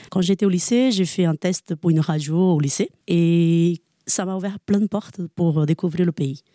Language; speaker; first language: French; non-native, fluent; Portuguese